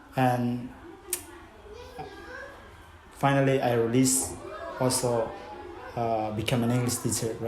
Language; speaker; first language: English; non-native, fluent; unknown